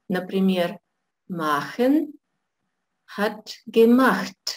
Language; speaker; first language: German; non-native, fluent; Russian